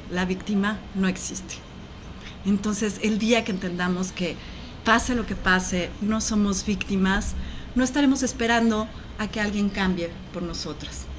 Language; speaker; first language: Spanish; native; Spanish